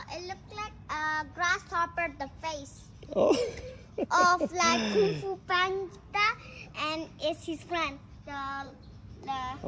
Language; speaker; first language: English; non-native, learner; Persian